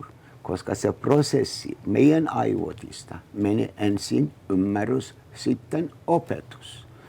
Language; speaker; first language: Finnish; non-native, learner; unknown